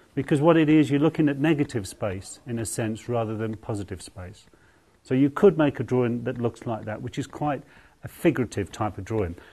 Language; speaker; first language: English; native; English